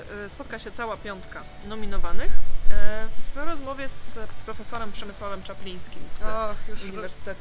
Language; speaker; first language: Polish; native; Polish